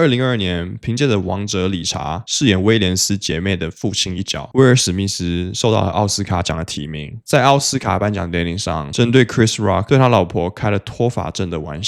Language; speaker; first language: Chinese; native; Chinese